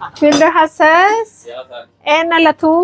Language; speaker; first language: Norwegian; non-native, learner; Thai